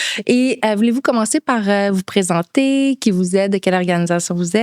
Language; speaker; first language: French; native; French